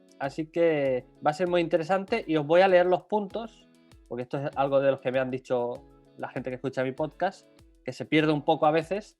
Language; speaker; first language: Spanish; native; Spanish